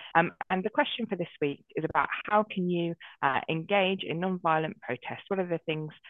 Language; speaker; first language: English; native; English